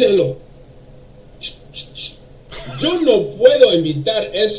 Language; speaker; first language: Spanish; non-native, learner; English